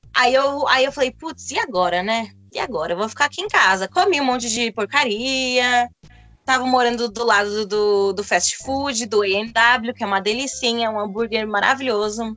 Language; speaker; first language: Portuguese; native; Portuguese